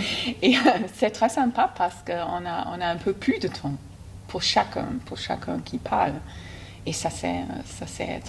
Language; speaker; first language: French; non-native, fluent; German